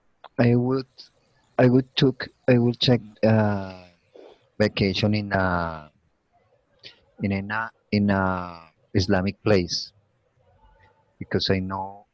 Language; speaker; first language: English; non-native, learner; Spanish